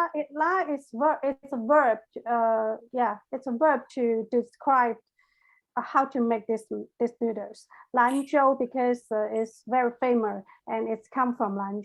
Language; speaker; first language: English; non-native, learner; Chinese